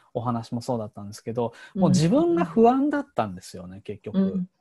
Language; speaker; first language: Japanese; native; Japanese